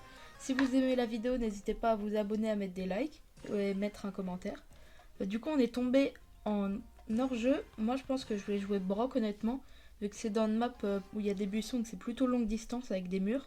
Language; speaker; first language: French; native; French